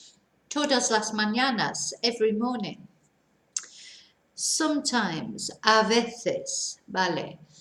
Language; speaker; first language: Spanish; non-native, fluent; English